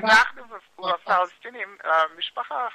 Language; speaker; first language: Hebrew; non-native, learner; English